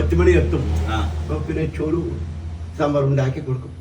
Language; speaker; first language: Malayalam; non-native, learner; Kannada